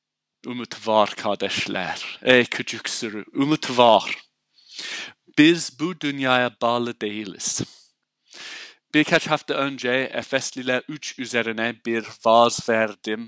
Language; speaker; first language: Turkish; non-native, fluent; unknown